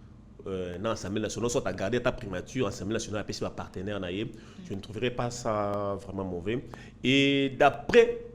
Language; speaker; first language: French; non-native, local second language; Lingala